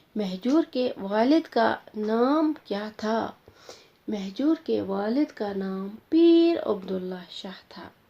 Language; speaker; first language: Urdu; non-native, local second language; Kashmiri